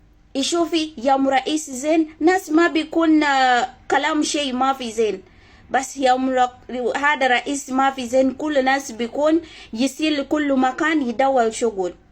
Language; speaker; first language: Arabic; non-native, learner; Ganda